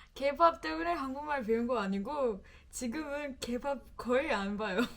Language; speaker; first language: Korean; non-native, fluent; English